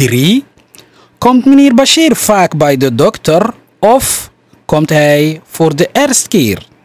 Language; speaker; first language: Dutch; non-native, fluent; Somali